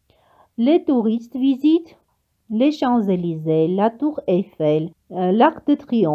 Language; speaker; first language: French; non-native, fluent; Armenian